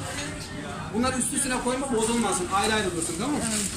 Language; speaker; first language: Turkish; native; Turkish